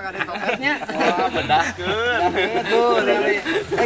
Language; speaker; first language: Indonesian; non-native, local second language; Sundanese